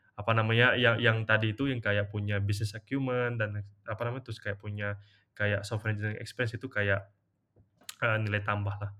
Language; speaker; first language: Indonesian; native; Indonesian